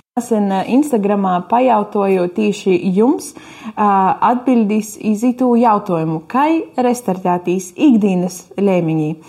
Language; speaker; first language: Latvian; native; Latvian